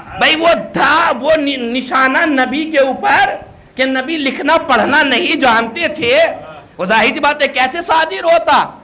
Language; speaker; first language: Urdu; native; Urdu